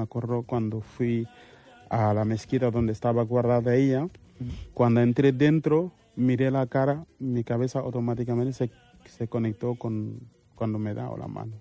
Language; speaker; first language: Spanish; non-native, fluent; Wolof